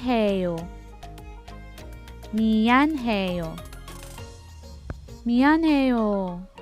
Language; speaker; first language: Korean; non-native, learner; Filipino